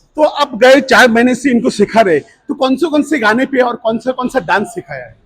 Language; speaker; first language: Hindi; non-native, local second language; Marathi